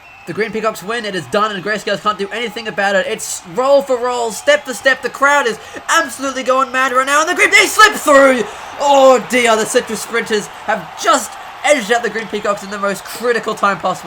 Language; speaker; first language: English; native; English